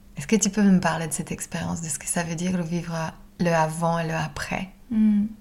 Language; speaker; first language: French; non-native, fluent; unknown